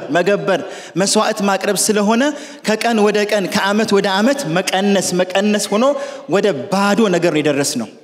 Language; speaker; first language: Amharic; non-native, local second language; Sebat Bet Gurage